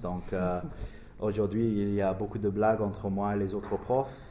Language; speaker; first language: French; non-native, learner; English